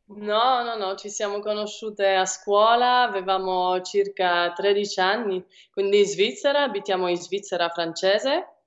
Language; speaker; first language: Italian; native; Italian